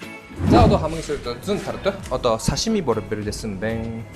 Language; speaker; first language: Mongolian; non-native, fluent; Japanese